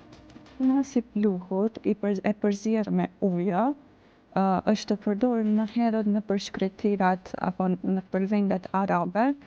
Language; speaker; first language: Albanian; native; Albanian